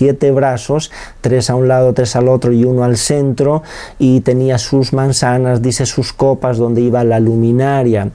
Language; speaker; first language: Spanish; native; Spanish